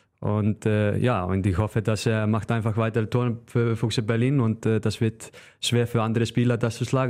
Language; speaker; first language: German; non-native, learner; Icelandic